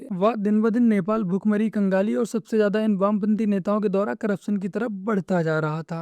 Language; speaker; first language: Hindi; native; Hindi